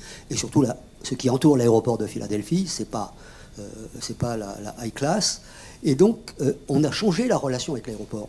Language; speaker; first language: French; native; French